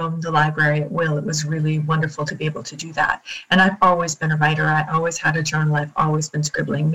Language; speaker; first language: English; native; English